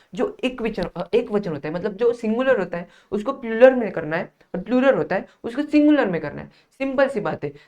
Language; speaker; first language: Hindi; non-native, local second language; Marathi